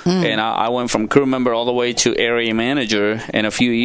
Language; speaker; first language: English; non-native, fluent; Spanish